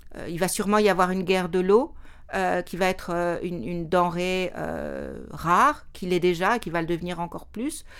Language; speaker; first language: French; native; French